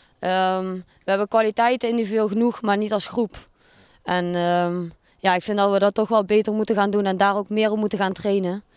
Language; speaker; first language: Dutch; native; Dutch